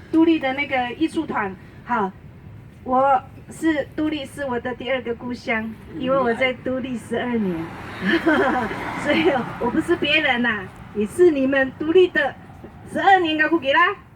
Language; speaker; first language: Chinese; non-native, local second language; Amis